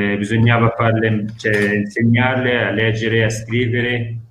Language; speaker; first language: Italian; non-native, fluent; Arabic